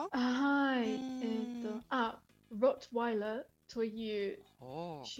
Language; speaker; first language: Japanese; non-native, learner; English